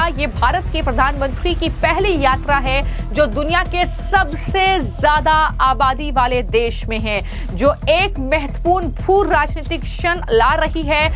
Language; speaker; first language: Hindi; native; Hindi